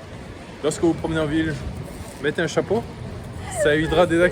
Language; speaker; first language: French; native; French